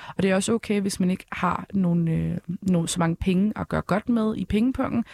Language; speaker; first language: Danish; early bilingual, other home language; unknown